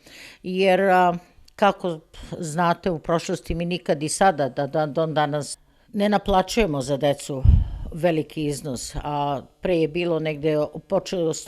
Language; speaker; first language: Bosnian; early bilingual, heritage; Serbian